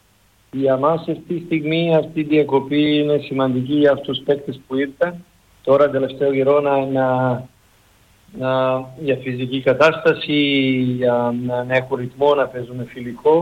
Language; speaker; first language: Greek; non-native, learner; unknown